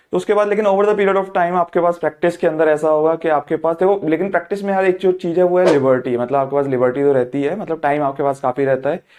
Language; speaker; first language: Hindi; native; Hindi